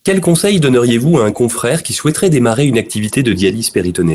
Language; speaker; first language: French; native; French